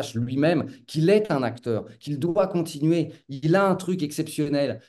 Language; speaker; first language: French; native; French